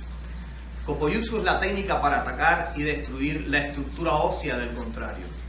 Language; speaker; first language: Spanish; native; Spanish